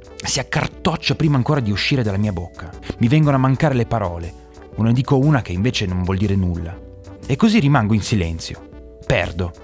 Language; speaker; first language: Italian; early bilingual, other home language; English